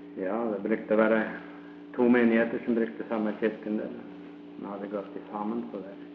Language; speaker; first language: Norwegian; early bilingual, heritage; Norwegian